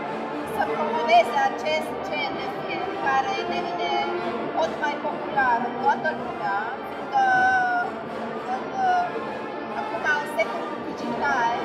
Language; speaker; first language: Romanian; non-native, local second language; Hungarian